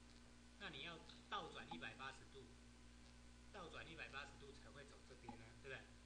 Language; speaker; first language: Chinese; native; Chinese